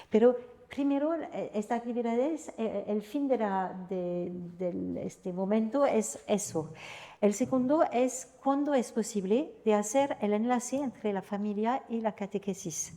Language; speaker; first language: Spanish; non-native, fluent; French